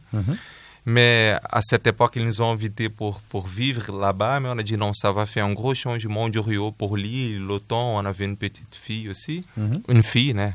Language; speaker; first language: French; non-native, fluent; Portuguese